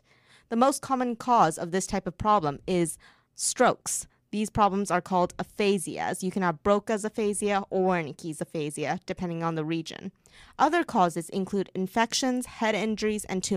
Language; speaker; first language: English; early bilingual, other home language; Chinese